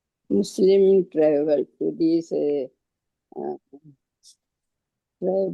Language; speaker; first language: English; non-native, local second language; Urdu